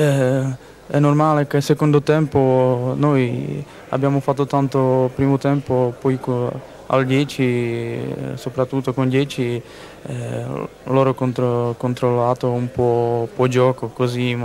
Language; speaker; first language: Italian; non-native, learner; Czech